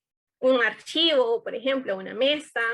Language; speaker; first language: Spanish; native; Spanish